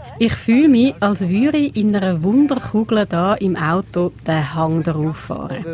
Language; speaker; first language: German; early bilingual, other home language; Portuguese